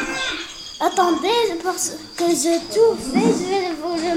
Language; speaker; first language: French; non-native, learner; Arabic